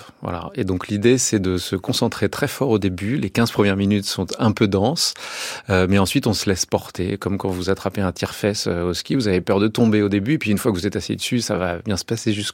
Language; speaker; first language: French; native; French